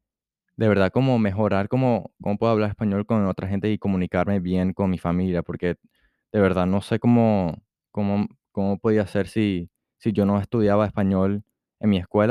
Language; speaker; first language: Spanish; early bilingual, heritage; Spanish